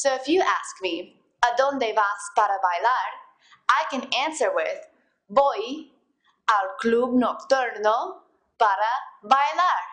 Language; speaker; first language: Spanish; non-native, fluent; English